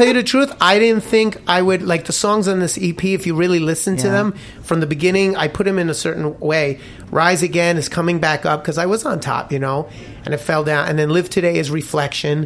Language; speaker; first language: English; native; English